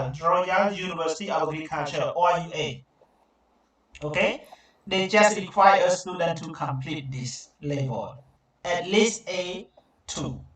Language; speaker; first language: English; non-native, learner; Khmer